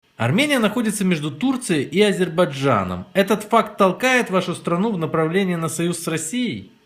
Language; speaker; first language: Russian; native; Russian